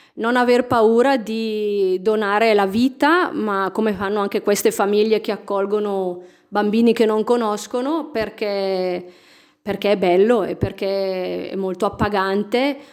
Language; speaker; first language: Italian; native; Italian